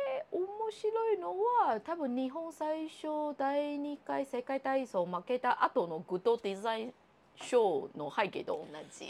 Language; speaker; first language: Japanese; non-native, fluent; Chinese